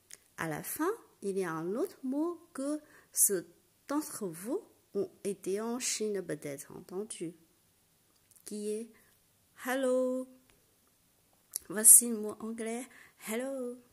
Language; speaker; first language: French; non-native, fluent; Chinese